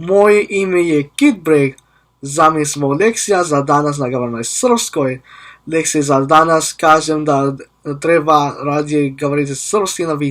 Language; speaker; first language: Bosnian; non-native, learner; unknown